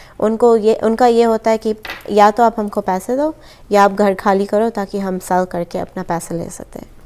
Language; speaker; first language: Hindi; early bilingual, heritage; Hindi